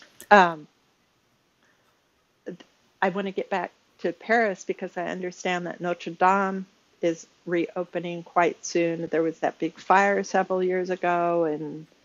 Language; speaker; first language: English; native; English